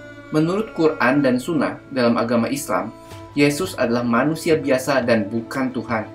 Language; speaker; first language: Indonesian; native; Indonesian